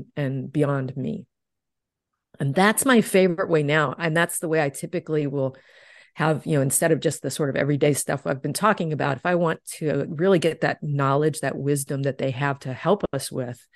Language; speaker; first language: English; native; English